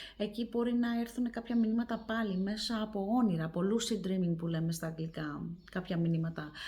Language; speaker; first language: Greek; early bilingual, heritage; Greek